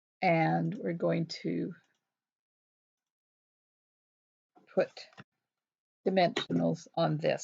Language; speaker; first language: English; native; English